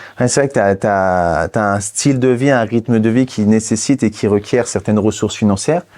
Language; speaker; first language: French; native; French